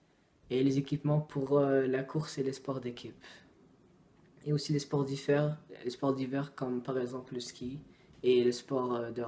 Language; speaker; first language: French; non-native, learner; English